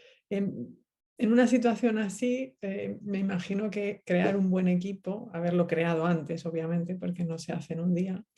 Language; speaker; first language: Spanish; native; Spanish